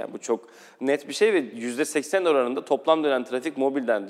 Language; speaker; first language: Turkish; native; Turkish